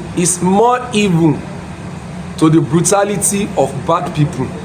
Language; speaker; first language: English; non-native, local second language; Yoruba